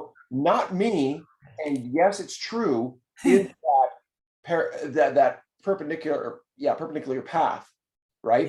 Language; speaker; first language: English; native; English